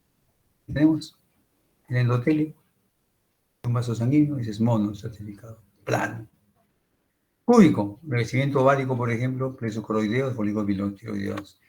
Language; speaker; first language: Spanish; native; Spanish